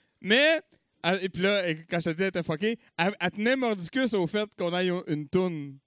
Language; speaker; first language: French; native; French